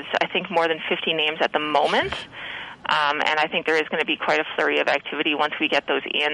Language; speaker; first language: English; native; English